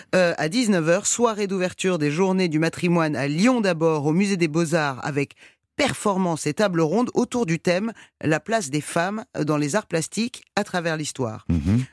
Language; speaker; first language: French; non-native, fluent; Persian